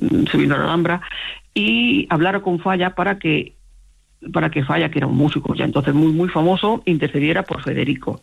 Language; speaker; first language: Spanish; native; Spanish